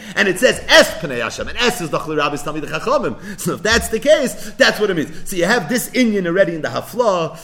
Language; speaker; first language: English; native; English